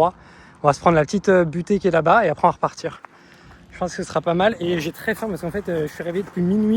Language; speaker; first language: French; native; French